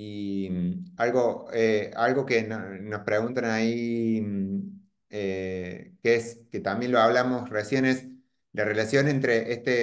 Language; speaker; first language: Spanish; native; Spanish